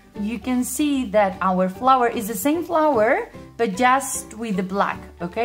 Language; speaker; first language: English; non-native, fluent; Spanish